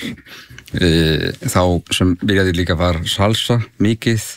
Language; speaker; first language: Icelandic; non-native, fluent; Spanish